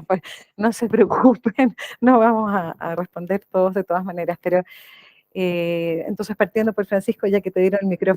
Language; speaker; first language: Spanish; native; Spanish